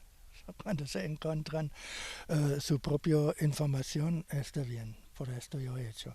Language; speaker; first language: Spanish; non-native, fluent; German